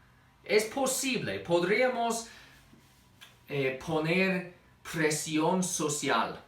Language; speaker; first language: Spanish; non-native, fluent; English